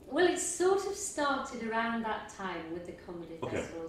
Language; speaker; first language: English; native; English